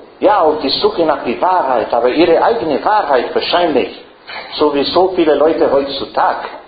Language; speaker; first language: German; non-native, fluent; English